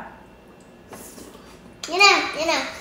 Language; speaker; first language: Vietnamese; early bilingual, heritage; Vietnamese